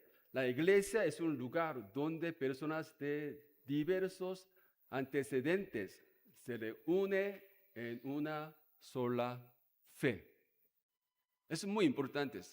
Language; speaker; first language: Spanish; non-native, learner; Korean